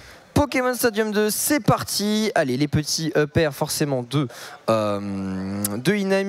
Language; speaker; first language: French; native; French